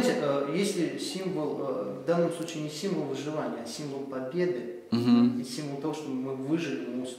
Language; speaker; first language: Russian; native; Russian